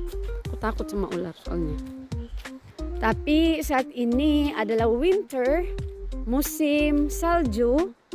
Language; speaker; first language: Indonesian; non-native, fluent; Filipino